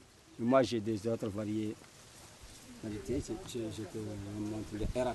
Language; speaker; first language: French; non-native, local second language; Arabic